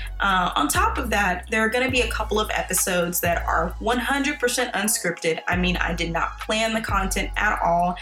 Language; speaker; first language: English; native; English